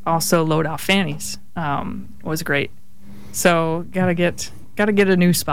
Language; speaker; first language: English; native; English